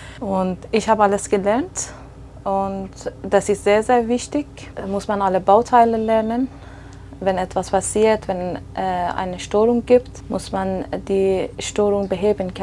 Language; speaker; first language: German; non-native, fluent; Persian